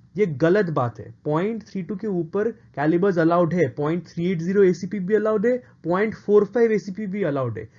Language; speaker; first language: Hindi; non-native, local second language; Bangla